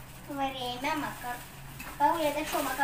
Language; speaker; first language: Russian; early bilingual, heritage; Russian